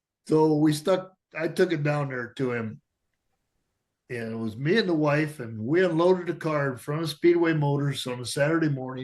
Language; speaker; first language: English; native; English